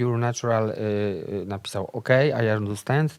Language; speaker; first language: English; non-native, learner; Polish